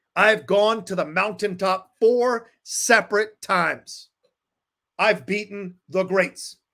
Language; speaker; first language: English; native; English